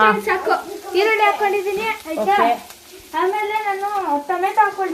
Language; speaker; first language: Kannada; native; Kannada